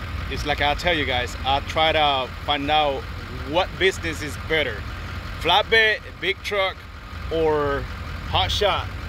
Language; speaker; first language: English; non-native, learner; Spanish